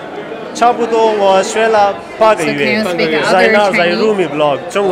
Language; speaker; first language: Chinese; non-native, learner; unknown